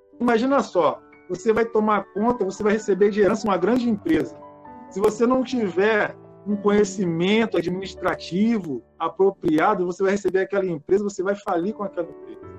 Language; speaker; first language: Portuguese; native; Portuguese